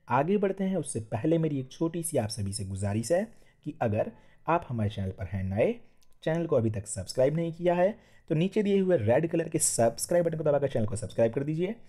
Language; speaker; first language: Hindi; non-native, local second language; Gujarati